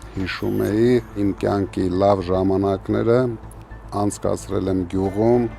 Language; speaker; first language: Armenian; native; Armenian